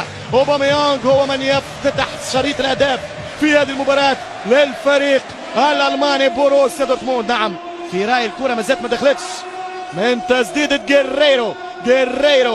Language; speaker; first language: Arabic; native; Arabic